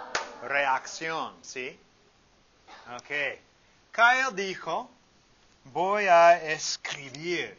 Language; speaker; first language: Spanish; non-native, fluent; English